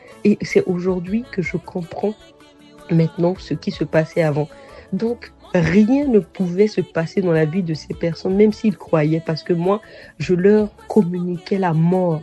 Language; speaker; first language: French; non-native, local second language; Sango